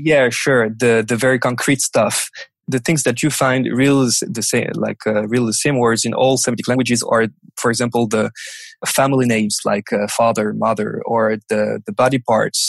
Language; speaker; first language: English; non-native, fluent; French